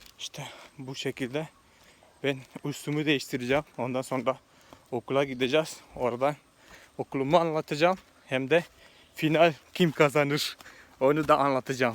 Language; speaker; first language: Turkish; non-native, fluent; Malayalam